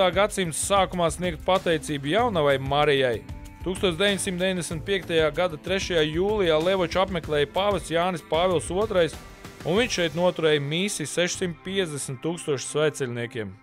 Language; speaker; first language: Latvian; native; Latvian